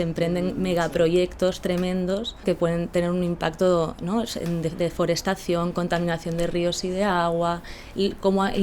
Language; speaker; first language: Spanish; native; Spanish